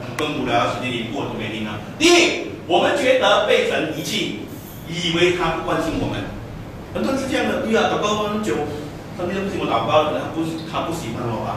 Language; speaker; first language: Chinese; native; Chinese